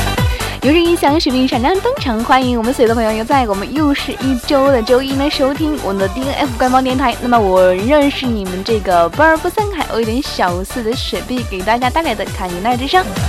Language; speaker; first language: Chinese; native; Chinese